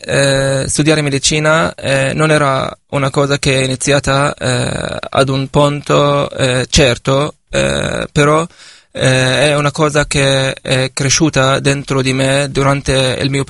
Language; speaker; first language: Italian; non-native, fluent; Arabic